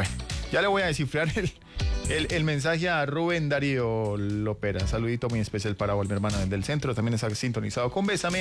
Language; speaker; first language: Spanish; native; Spanish